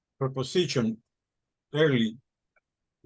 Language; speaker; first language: English; non-native, learner; Spanish